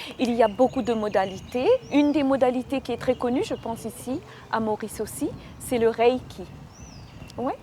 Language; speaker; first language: French; non-native, local second language; Morisyen